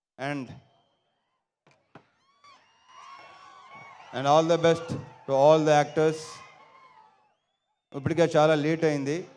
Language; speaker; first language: Telugu; native; Telugu